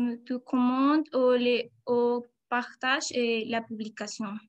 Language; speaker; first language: French; non-native, learner; Spanish